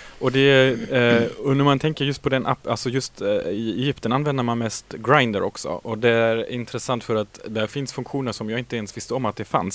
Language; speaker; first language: Swedish; native; Swedish